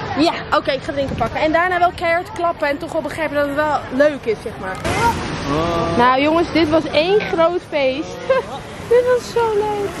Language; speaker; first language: Dutch; early bilingual, other home language; Russian